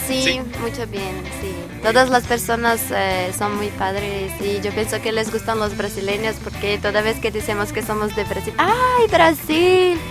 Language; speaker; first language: Spanish; non-native, learner; Portuguese